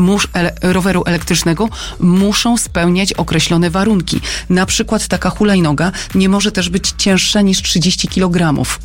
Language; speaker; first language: Polish; native; Polish